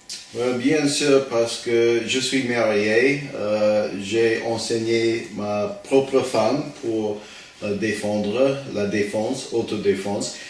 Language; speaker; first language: French; non-native, learner; English